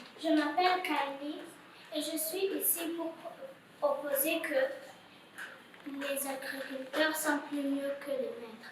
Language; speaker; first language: French; non-native, learner; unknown